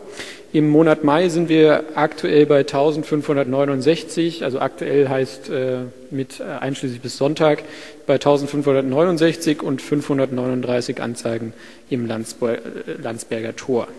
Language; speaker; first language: German; native; German